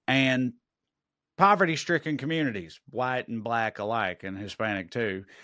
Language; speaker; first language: English; native; English